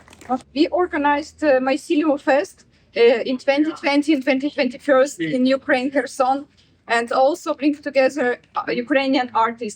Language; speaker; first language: English; non-native, learner; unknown